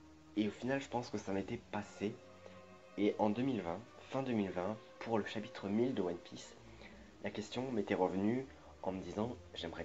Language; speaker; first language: French; native; French